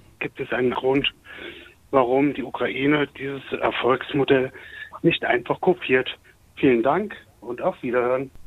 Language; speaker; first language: German; native; German